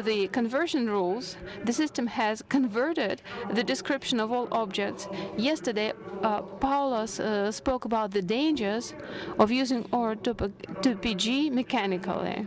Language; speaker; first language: English; non-native, fluent; Russian